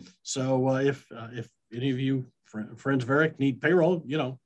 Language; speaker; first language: English; native; English